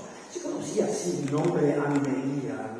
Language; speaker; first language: Spanish; non-native, learner; Italian